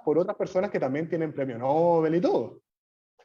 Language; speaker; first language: Spanish; native; Spanish